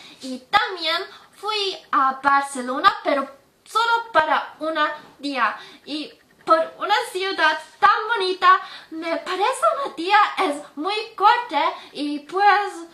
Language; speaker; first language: Spanish; non-native, learner; German